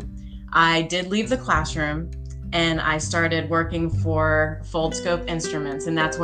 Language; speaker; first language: English; native; English